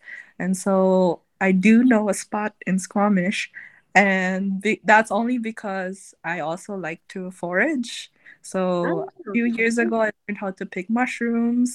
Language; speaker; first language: English; non-native, local second language; Filipino